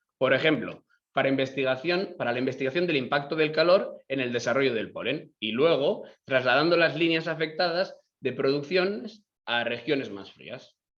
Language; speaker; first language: Spanish; native; Spanish